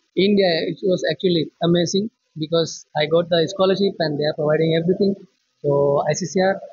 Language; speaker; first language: English; non-native, local second language; Sinhala